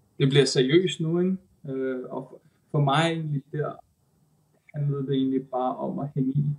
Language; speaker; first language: Danish; native; Danish